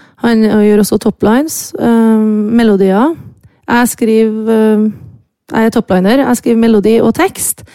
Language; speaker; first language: Norwegian; native; Norwegian